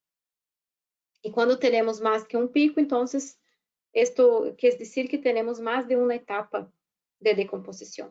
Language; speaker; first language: Spanish; non-native, fluent; Portuguese